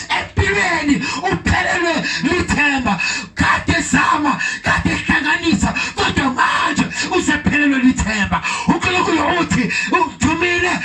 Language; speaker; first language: Zulu; non-native, local second language; Xhosa